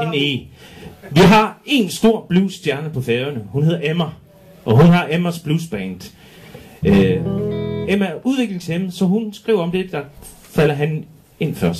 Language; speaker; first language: Danish; non-native, local second language; Faroese